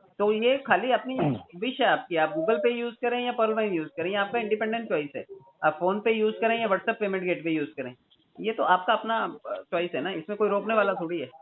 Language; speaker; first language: Hindi; native; Hindi